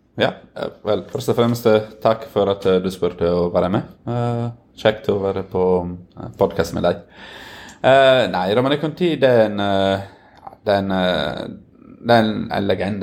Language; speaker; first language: Norwegian; non-native, fluent; Italian